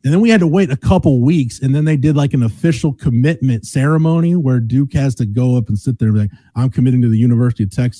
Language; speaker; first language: English; native; English